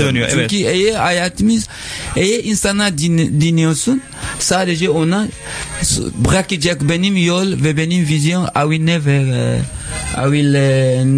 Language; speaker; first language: Turkish; non-native, learner; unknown